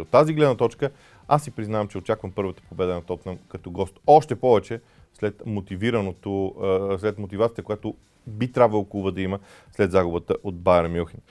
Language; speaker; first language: Bulgarian; native; Bulgarian